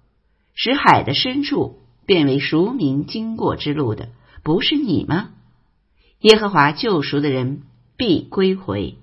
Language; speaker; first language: Chinese; native; Chinese